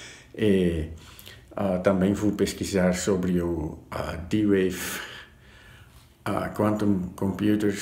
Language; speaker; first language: Portuguese; non-native, fluent; Dutch